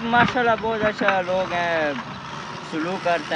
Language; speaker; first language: Hindi; non-native, local second language; Pashto